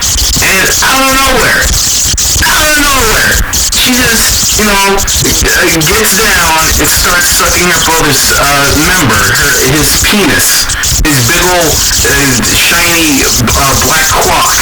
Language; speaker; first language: English; native; English